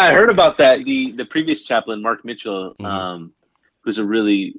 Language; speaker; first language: English; native; English